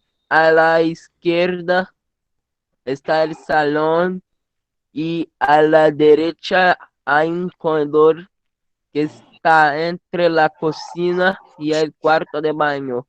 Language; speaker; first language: Spanish; non-native, learner; Portuguese